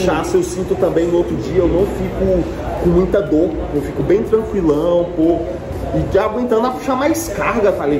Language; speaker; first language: Portuguese; native; Portuguese